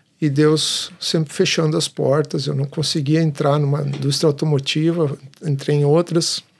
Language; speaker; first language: Portuguese; native; Portuguese